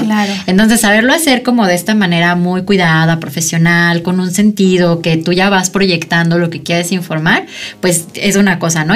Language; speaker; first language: Spanish; native; Spanish